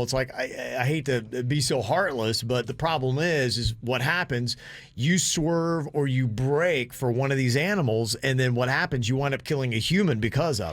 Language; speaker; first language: English; native; English